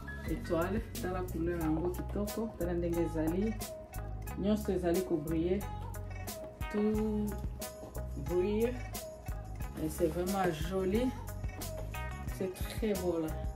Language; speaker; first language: French; non-native, local second language; Swahili